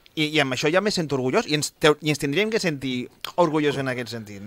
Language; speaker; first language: Catalan; non-native, local second language; Spanish